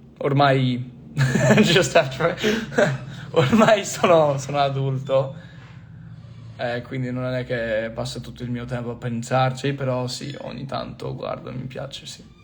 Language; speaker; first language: Italian; non-native, fluent; English